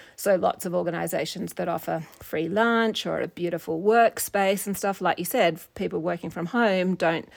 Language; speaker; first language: English; native; English